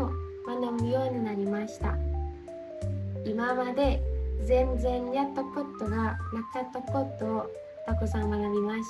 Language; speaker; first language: Japanese; non-native, learner; Indonesian